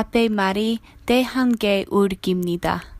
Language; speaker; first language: Korean; non-native, learner; English